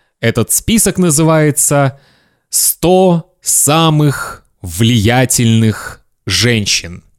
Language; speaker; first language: Russian; native; Russian